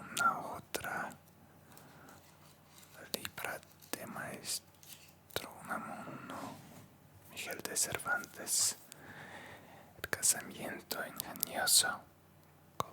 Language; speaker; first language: Spanish; non-native, learner; Russian